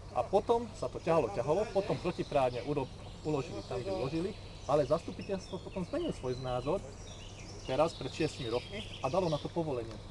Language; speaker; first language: Slovak; non-native, local second language; Hungarian